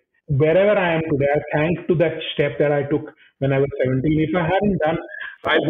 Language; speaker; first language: English; non-native, local second language; Hindi